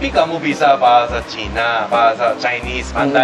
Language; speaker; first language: Indonesian; non-native, fluent; Korean